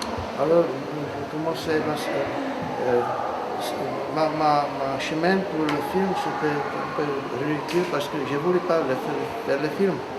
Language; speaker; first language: French; non-native, fluent; Czech